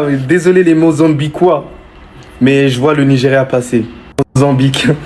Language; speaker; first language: French; early bilingual, other home language; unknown